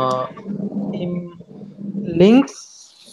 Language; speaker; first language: German; non-native, learner; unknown